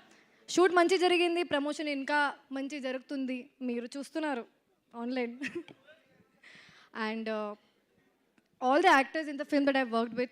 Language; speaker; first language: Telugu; non-native, fluent; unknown